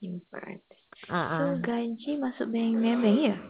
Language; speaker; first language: Malay; native; Malay